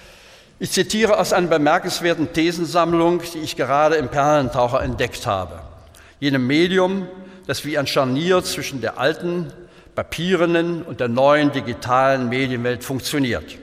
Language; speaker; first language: German; native; German